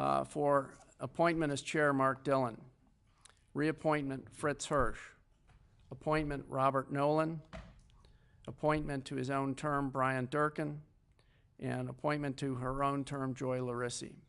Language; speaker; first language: English; native; English